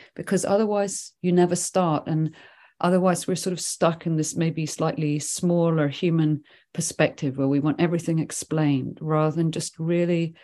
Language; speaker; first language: English; early bilingual, other home language; Swedish